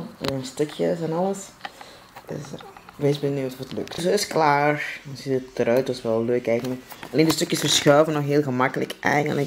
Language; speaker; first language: Dutch; native; Dutch